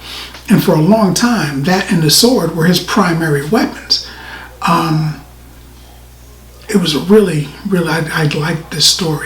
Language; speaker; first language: English; native; English